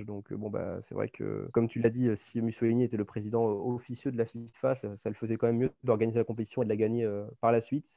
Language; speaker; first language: French; native; French